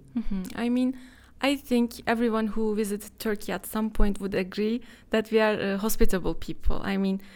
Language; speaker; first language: English; non-native, fluent; Turkish